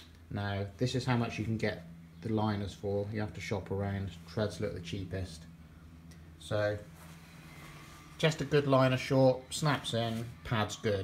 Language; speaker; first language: English; native; English